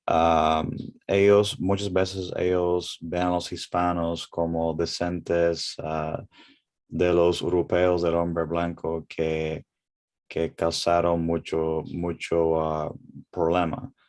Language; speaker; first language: Spanish; early bilingual, heritage; English